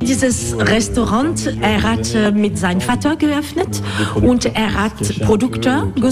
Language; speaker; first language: German; non-native, learner; French